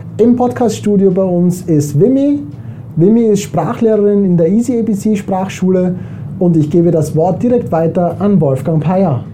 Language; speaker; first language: German; native; German